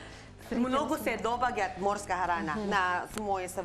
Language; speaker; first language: Macedonian; non-native, learner; Filipino